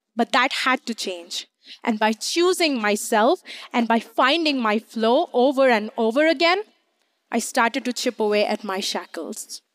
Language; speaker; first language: English; non-native, local second language; Hindi